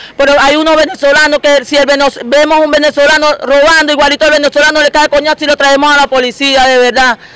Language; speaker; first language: Spanish; native; Spanish